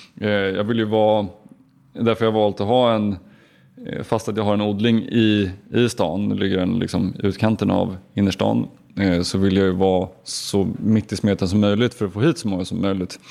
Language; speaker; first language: Swedish; native; Swedish